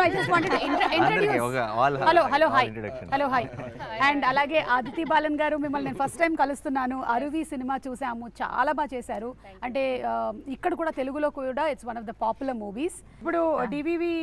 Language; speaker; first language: Telugu; native; Telugu